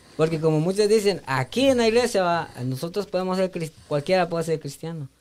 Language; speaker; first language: Spanish; native; Spanish